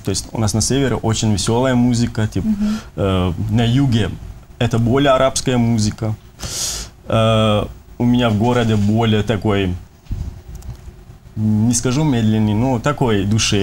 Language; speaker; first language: Russian; non-native, fluent; Persian